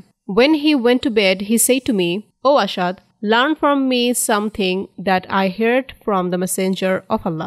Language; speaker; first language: English; non-native, fluent; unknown